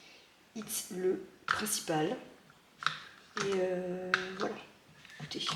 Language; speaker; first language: French; native; French